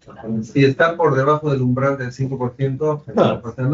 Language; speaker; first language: Spanish; native; Spanish